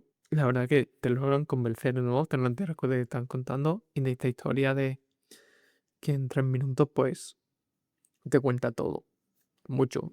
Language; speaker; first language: Spanish; native; Spanish